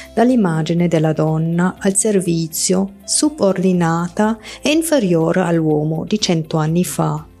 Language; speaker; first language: Italian; non-native, fluent; German